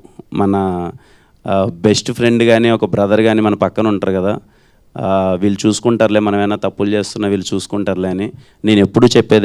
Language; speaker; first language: Telugu; native; Telugu